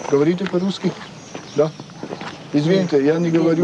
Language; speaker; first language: Russian; non-native, learner; French